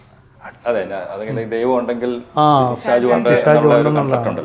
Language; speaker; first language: Malayalam; native; Malayalam